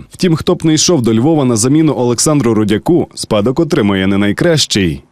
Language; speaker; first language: Ukrainian; native; Ukrainian